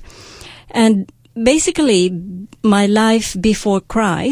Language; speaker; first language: English; non-native, local second language; Hiligaynon